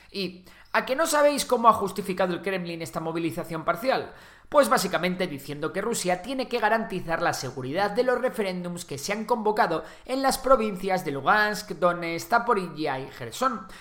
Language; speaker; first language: Spanish; native; Spanish